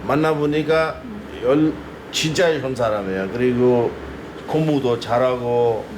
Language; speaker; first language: Korean; non-native, fluent; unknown